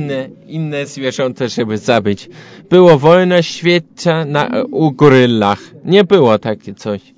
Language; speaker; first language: Polish; non-native, learner; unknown